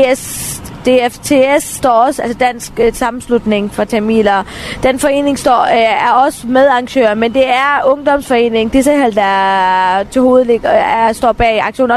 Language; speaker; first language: Danish; early bilingual, other home language; Tamil